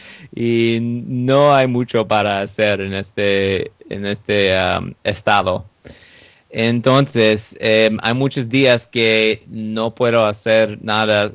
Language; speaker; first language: Spanish; non-native, learner; English